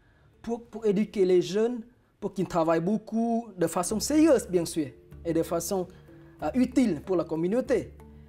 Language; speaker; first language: French; non-native, fluent; Vietnamese